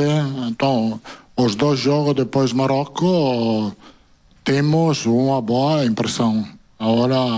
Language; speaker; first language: Portuguese; non-native, learner; Italian